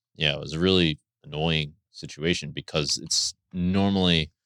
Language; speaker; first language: English; native; English